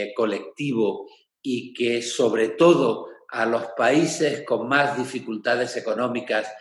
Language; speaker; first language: Spanish; native; Spanish